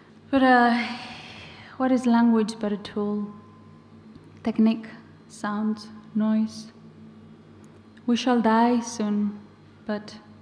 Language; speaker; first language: English; non-native, fluent; Basque